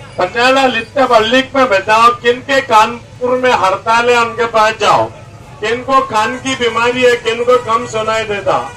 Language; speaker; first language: Hindi; non-native, local second language; Marathi